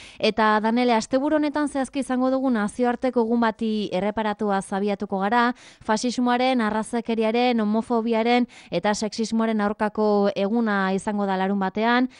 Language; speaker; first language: Basque; native; Basque